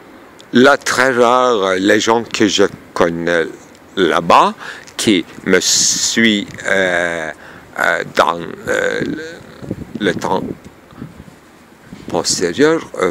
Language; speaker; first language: French; non-native, fluent; Turkish